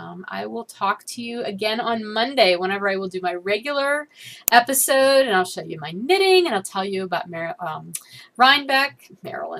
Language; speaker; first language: English; native; English